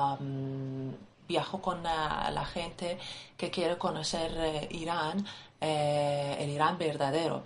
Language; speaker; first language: Spanish; non-native, fluent; Persian